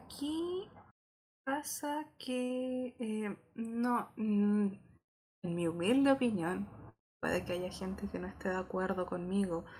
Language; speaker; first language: Spanish; native; Spanish